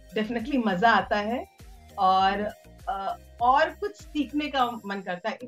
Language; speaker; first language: Hindi; native; Hindi